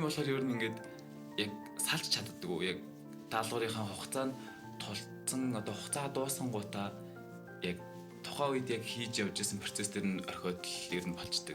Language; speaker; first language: Mongolian; native; Mongolian